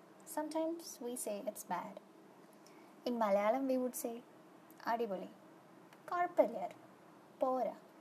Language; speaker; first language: English; non-native, local second language; Malayalam